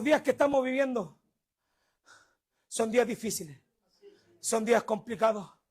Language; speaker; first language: Spanish; native; Spanish